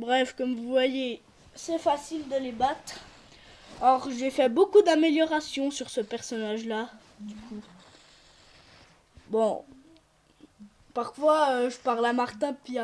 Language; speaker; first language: French; native; French